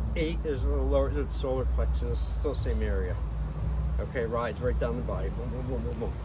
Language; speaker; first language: English; native; English